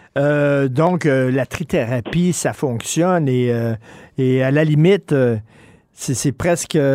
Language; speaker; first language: French; native; French